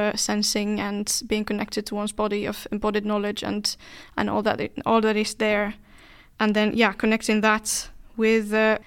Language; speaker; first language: English; non-native, fluent; Finnish